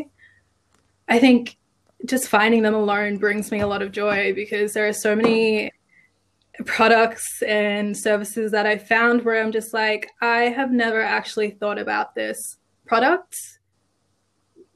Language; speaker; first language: English; native; English